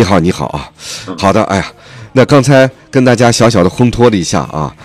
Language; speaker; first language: Chinese; native; Chinese